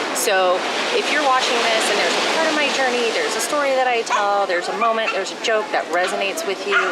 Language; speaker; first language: English; native; English